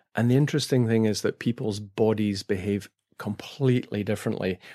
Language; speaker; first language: English; native; English